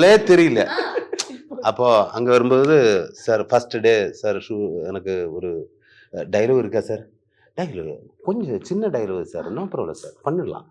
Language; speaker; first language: Tamil; non-native, learner; Malayalam